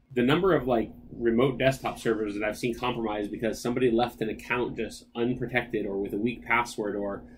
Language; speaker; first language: English; native; English